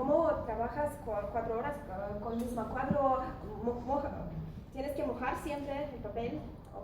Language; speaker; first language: Spanish; non-native, learner; Russian